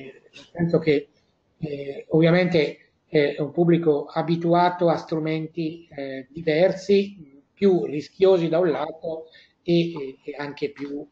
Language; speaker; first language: Italian; native; Italian